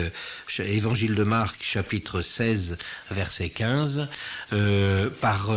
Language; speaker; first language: French; native; French